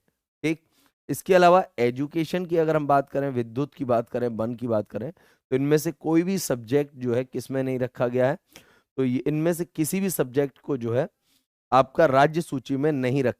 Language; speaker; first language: Hindi; native; Hindi